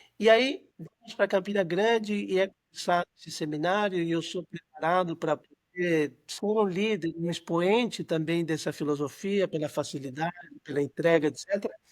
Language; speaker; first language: Portuguese; non-native, fluent; Spanish